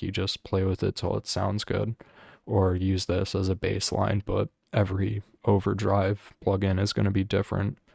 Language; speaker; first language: English; native; English